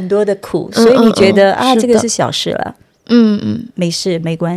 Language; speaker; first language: Chinese; early bilingual, heritage; Chinese